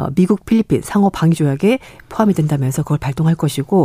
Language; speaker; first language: Korean; native; Korean